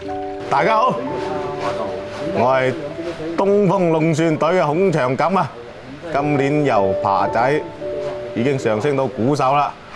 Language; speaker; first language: Cantonese; native; Cantonese